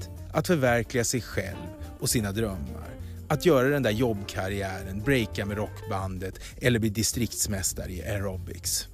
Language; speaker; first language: Swedish; native; Swedish